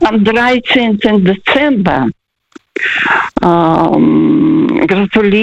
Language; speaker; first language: German; non-native, fluent; Russian